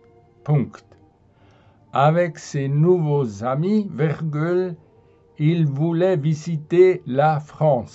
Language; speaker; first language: French; non-native, fluent; German